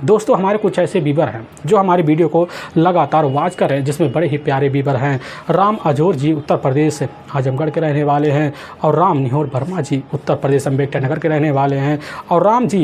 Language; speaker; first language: Hindi; native; Hindi